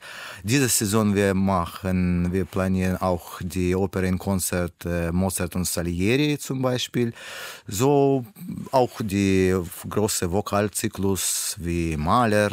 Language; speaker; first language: German; non-native, learner; Russian